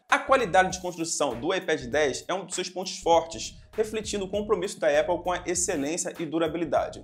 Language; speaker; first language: Portuguese; native; Portuguese